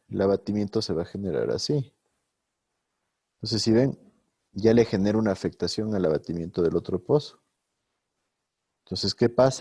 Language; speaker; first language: Spanish; native; Spanish